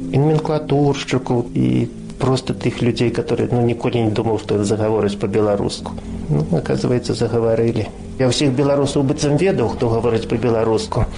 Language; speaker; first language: Belarusian; native; Belarusian